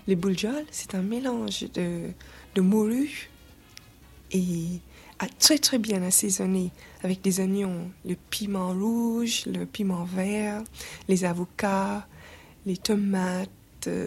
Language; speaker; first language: French; non-native, fluent; English